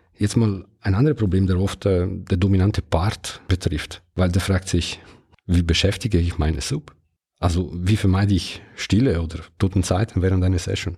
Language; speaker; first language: German; non-native, local second language; Italian